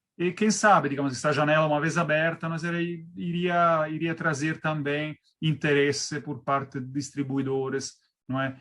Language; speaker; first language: Portuguese; non-native, fluent; Italian